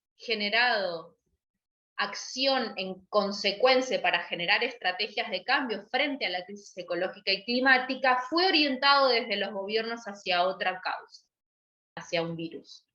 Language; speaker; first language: Spanish; native; Spanish